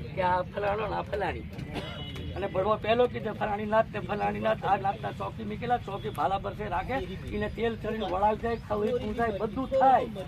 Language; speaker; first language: Gujarati; non-native, local second language; Rathawi